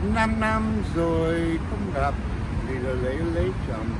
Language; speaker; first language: Vietnamese; non-native, learner; English